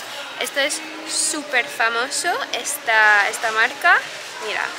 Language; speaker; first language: Spanish; non-native, fluent; English